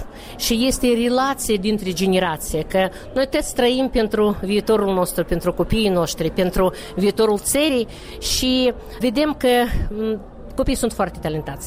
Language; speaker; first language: Romanian; non-native, local second language; Russian